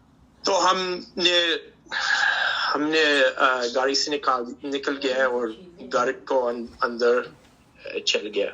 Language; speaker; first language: Hindi; early bilingual, heritage; Hindi